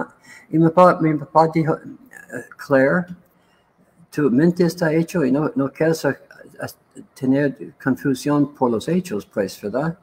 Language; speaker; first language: Spanish; non-native, learner; English